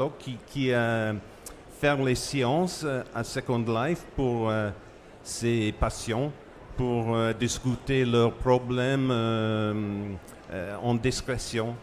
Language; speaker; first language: French; non-native, fluent; English